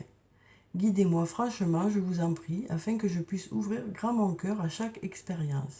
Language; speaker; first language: French; native; French